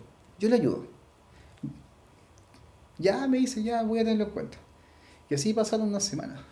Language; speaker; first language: Spanish; native; Spanish